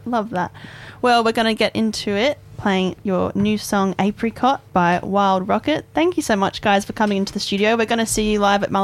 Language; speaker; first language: English; native; English